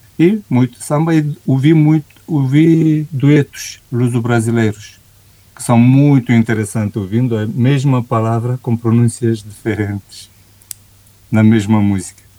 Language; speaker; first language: Portuguese; non-native, fluent; Romanian